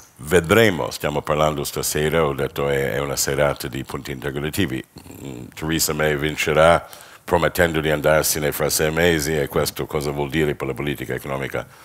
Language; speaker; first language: Italian; non-native, fluent; English